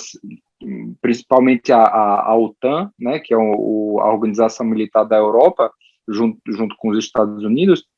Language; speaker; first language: Portuguese; early bilingual, heritage; Portuguese